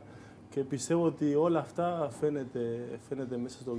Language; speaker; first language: Greek; non-native, fluent; Spanish